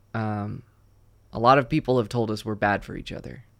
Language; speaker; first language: English; native; English